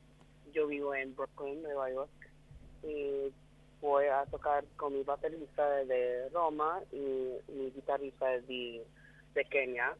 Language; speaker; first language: Spanish; non-native, learner; English